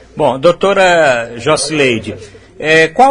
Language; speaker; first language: Portuguese; native; Portuguese